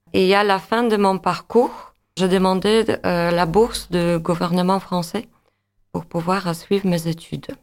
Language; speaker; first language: French; non-native, fluent; Polish